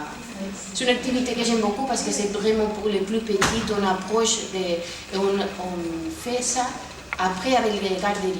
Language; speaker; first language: French; non-native, fluent; Spanish